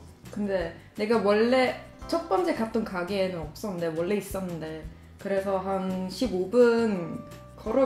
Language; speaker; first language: Korean; non-native, fluent; Swedish